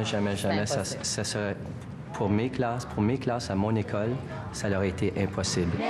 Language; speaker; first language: French; non-native, fluent; English